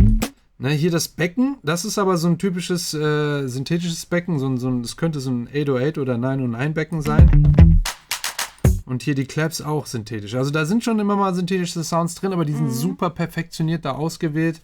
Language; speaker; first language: German; native; German